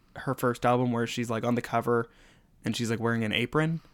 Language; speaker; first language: English; native; English